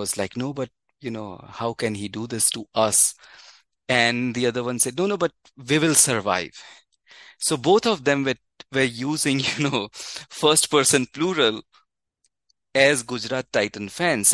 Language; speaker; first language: English; non-native, local second language; Gujarati